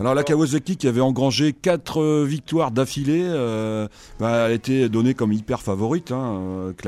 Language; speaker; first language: French; native; French